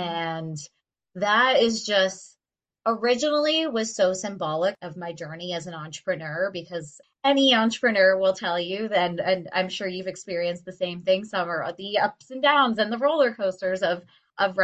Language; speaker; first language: English; native; English